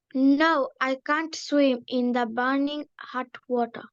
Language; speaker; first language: English; non-native, learner; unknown